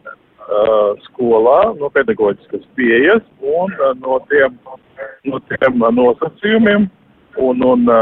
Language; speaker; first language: Latvian; non-native, local second language; Russian